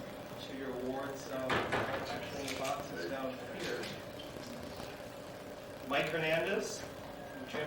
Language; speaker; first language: English; native; English